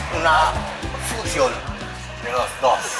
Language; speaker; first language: Spanish; non-native, learner; French